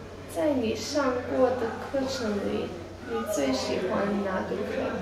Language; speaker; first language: Chinese; non-native, learner; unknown